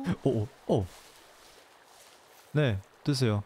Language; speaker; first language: Korean; non-native, learner; German